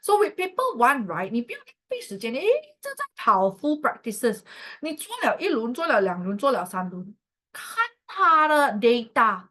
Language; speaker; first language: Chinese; native; Chinese